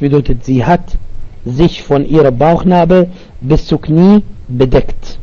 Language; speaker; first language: German; non-native, learner; Arabic